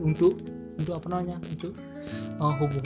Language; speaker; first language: Indonesian; native; Indonesian